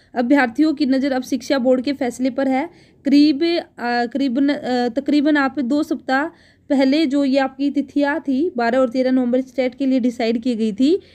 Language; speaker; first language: Hindi; native; Hindi